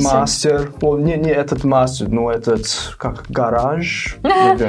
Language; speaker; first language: Russian; non-native, fluent; English